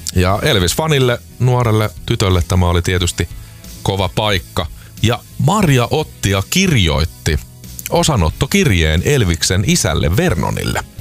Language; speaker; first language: Finnish; native; Finnish